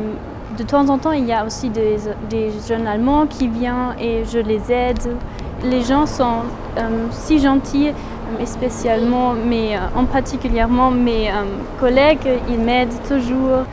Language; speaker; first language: French; non-native, fluent; German